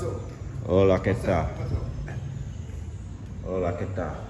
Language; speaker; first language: Spanish; non-native, learner; English